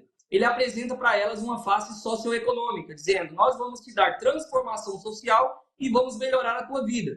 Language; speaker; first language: Portuguese; native; Portuguese